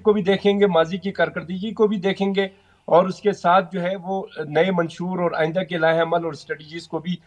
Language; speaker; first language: Hindi; non-native, local second language; Balti